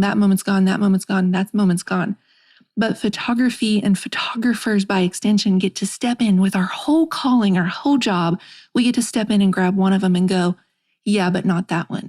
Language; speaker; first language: English; native; English